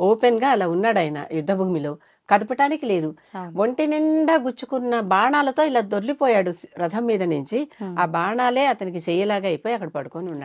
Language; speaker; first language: Telugu; native; Telugu